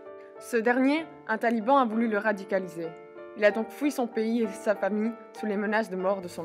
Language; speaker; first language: French; native; French